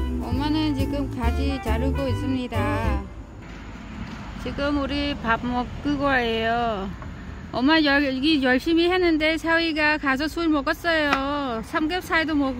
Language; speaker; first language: Korean; non-native, learner; Vietnamese